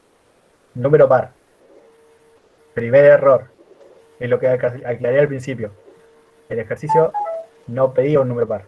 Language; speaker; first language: Spanish; native; Spanish